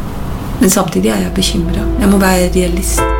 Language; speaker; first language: Norwegian; non-native, fluent; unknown